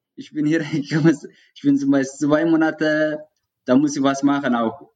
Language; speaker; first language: German; non-native, fluent; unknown